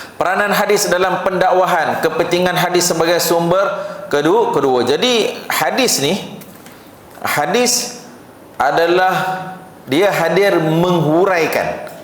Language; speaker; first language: Malay; native; Malay